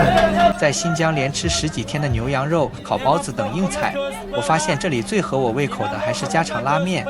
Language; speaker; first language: Chinese; native; Chinese